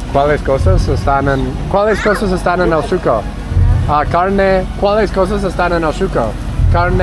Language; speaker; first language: Spanish; non-native, learner; English